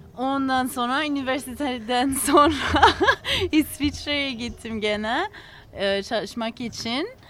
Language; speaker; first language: Turkish; non-native, learner; English